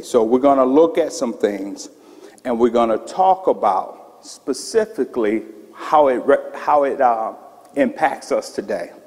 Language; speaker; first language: English; native; English